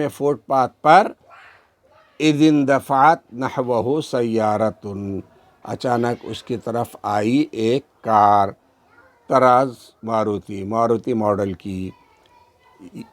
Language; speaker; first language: Urdu; native; Urdu